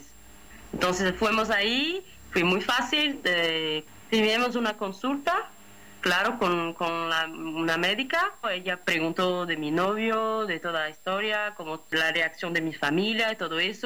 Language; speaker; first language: Spanish; non-native, fluent; Portuguese